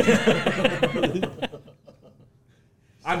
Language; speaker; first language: English; native; English